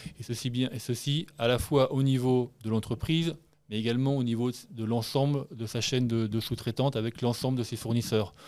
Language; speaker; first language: French; native; French